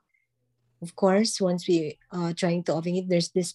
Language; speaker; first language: English; non-native, local second language; Filipino